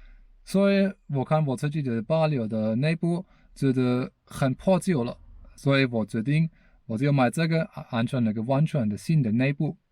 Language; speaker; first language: Chinese; non-native, learner; German